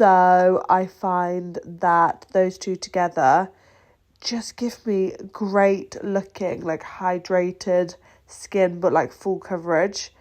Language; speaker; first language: English; native; English